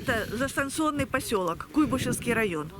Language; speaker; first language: Russian; native; Russian